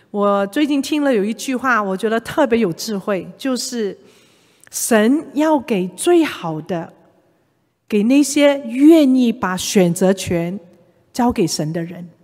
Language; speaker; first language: Chinese; non-native, local second language; Cantonese